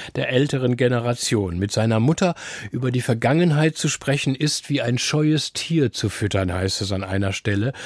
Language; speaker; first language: German; native; German